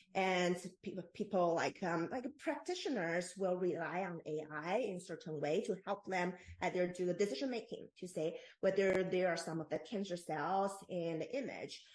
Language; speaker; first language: English; non-native, fluent; Chinese